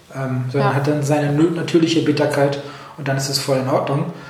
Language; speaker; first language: German; native; German